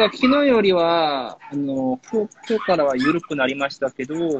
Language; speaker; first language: Japanese; non-native, fluent; Korean